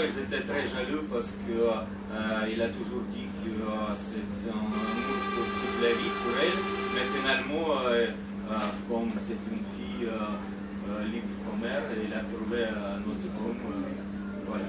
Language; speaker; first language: French; non-native, fluent; Russian